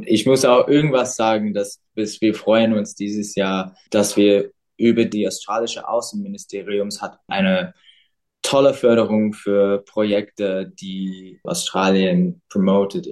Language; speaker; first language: German; non-native, fluent; English